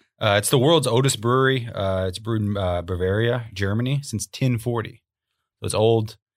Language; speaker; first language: English; native; English